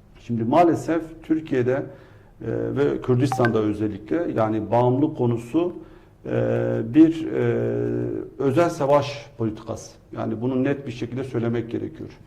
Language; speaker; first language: Turkish; non-native, local second language; Kurdish